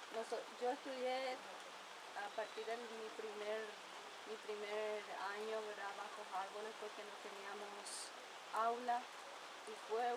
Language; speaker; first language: Spanish; non-native, local second language; Guarani